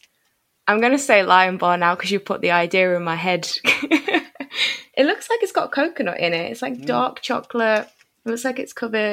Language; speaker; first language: English; native; English